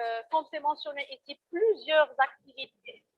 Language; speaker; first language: French; non-native, local second language; Arabic